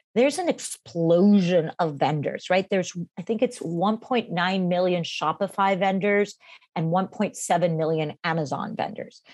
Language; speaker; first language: English; non-native, fluent; Spanish